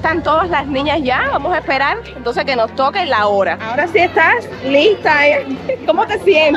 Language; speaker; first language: Spanish; native; Spanish